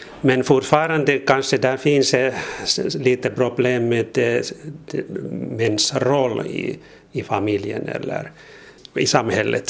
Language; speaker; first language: Swedish; non-native, learner; Finnish